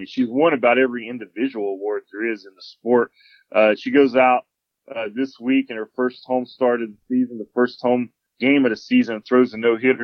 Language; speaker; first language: English; native; English